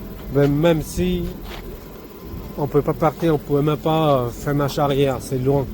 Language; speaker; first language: French; early bilingual, heritage; Vietnamese